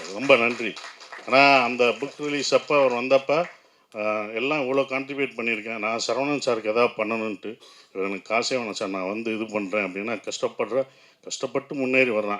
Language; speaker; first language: Tamil; native; Tamil